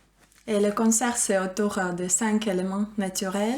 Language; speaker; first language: French; non-native, fluent; Ukrainian